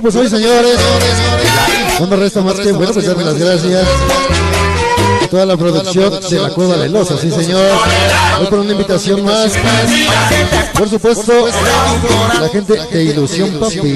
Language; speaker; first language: Spanish; native; Spanish